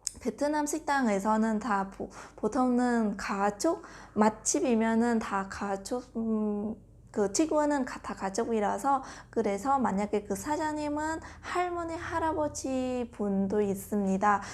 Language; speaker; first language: Korean; non-native, fluent; Vietnamese